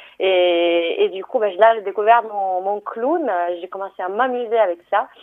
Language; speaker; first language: French; non-native, fluent; Italian